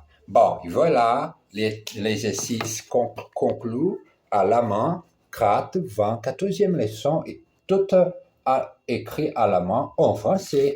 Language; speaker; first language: French; non-native, learner; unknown